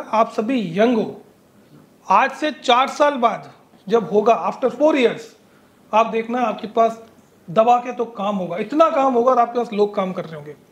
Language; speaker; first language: Hindi; non-native, local second language; Gujarati